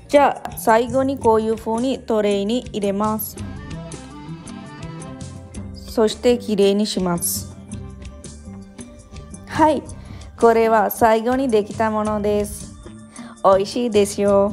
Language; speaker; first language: Japanese; non-native, learner; Sinhala